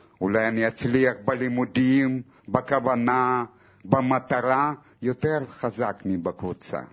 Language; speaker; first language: Hebrew; non-native, fluent; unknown